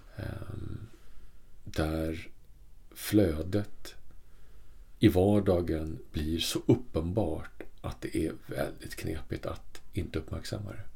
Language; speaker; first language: Swedish; native; Swedish